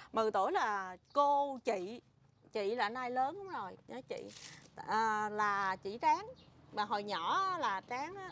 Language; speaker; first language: Vietnamese; native; Vietnamese